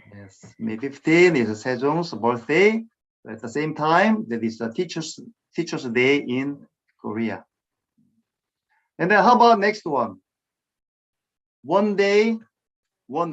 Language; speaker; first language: English; non-native, fluent; Korean